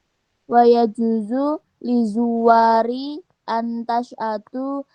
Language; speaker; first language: Arabic; non-native, learner; Indonesian